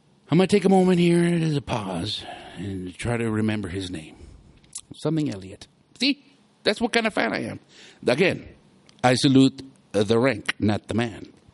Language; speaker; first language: English; early bilingual, other home language; Spanish